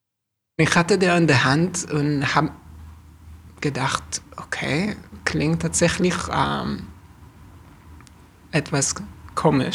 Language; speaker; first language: German; non-native, fluent; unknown